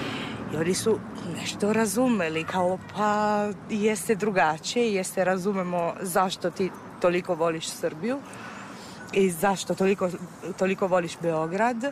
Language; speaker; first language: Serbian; non-native, fluent; Italian